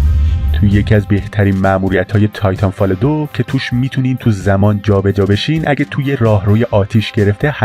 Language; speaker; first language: Persian; native; Persian